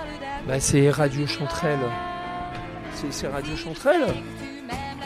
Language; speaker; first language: French; native; French